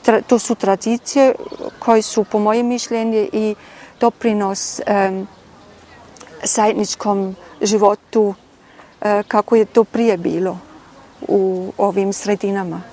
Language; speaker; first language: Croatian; non-native, fluent; German